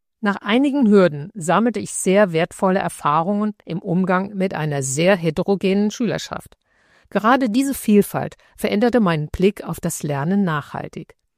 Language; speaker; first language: German; early bilingual, other home language; Italian